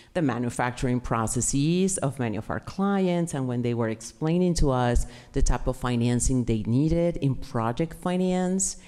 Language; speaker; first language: English; non-native, fluent; Spanish